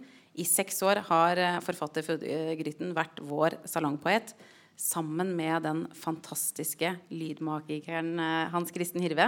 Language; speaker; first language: Norwegian; native; Norwegian